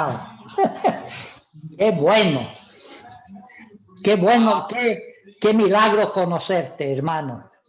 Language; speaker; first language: Spanish; non-native, fluent; English